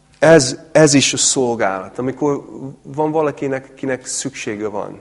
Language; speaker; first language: Hungarian; non-native, fluent; English